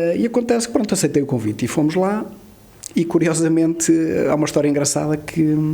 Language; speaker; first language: Portuguese; early bilingual, heritage; Portuguese